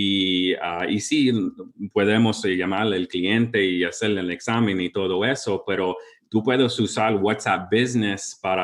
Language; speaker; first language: Spanish; early bilingual, heritage; English